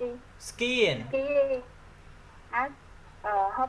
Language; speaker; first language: English; non-native, learner; Vietnamese